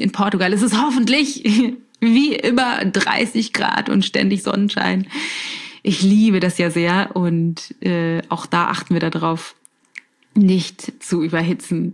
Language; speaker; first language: German; native; German